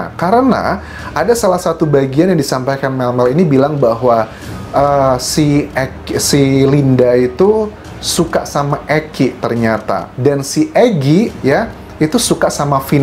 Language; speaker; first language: Indonesian; native; Indonesian